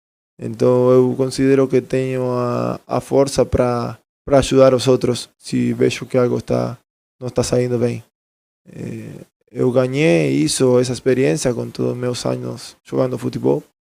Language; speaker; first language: Portuguese; non-native, fluent; Spanish